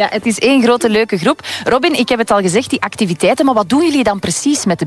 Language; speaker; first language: Dutch; native; Dutch